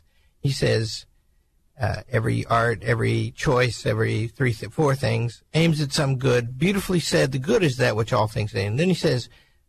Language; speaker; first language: English; native; English